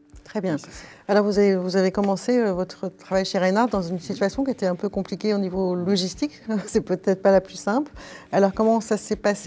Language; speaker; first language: French; native; French